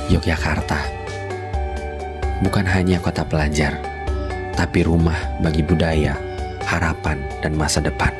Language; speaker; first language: Indonesian; native; Indonesian